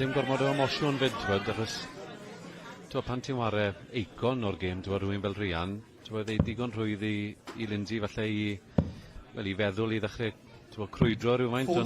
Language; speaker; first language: Welsh; native; Welsh